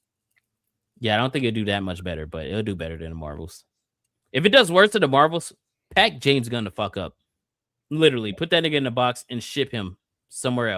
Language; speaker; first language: English; native; English